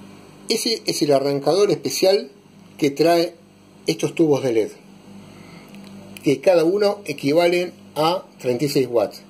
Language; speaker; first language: Spanish; native; Spanish